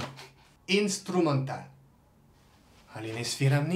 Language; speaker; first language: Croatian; non-native, learner; French